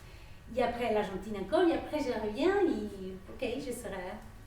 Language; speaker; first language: French; non-native, fluent; Spanish